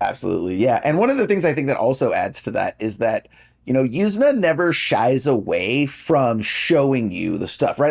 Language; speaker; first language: English; native; English